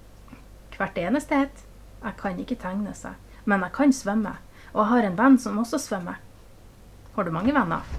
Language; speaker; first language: Norwegian; native; Norwegian